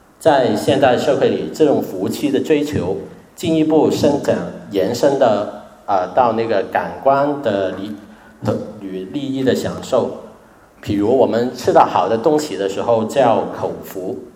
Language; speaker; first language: Chinese; non-native, local second language; Cantonese